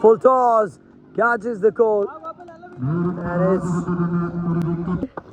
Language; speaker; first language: English; non-native, local second language; Malayalam